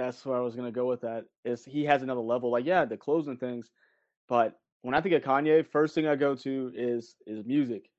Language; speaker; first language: English; native; English